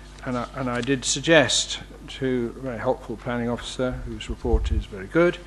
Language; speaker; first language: English; native; English